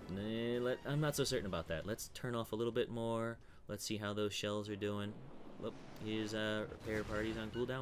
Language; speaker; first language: English; native; English